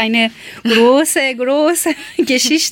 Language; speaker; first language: German; non-native, learner; Persian